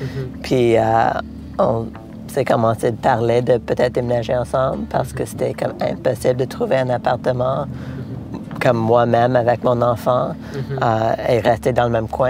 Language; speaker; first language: French; non-native, local second language; English